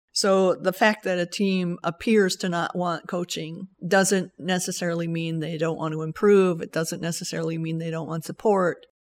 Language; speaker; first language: English; native; English